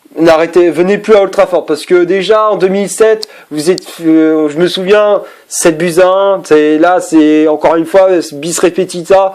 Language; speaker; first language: French; native; French